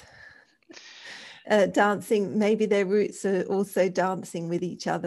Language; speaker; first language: English; native; English